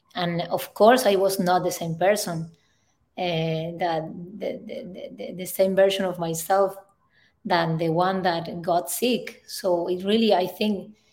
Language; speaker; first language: English; non-native, fluent; Spanish